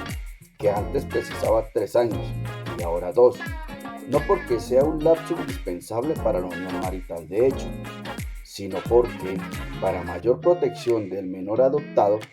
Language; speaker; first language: Spanish; native; Spanish